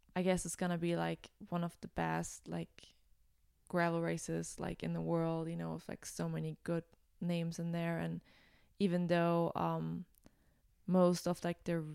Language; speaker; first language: English; non-native, fluent; German